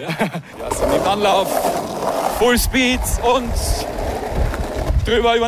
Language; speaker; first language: German; native; German